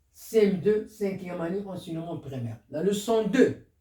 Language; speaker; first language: French; non-native, local second language; Arabic